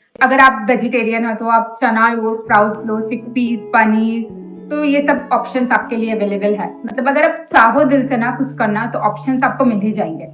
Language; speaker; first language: Hindi; non-native, local second language; Bangla